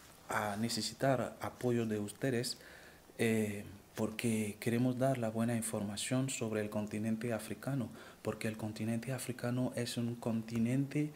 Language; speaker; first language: Spanish; non-native, fluent; French